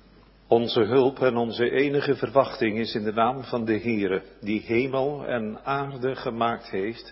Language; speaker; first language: Dutch; native; Dutch